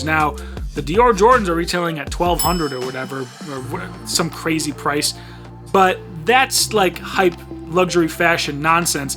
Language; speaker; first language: English; native; English